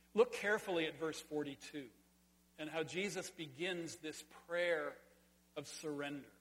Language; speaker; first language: English; native; English